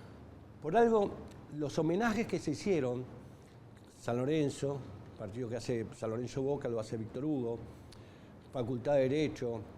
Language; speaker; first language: Spanish; native; Spanish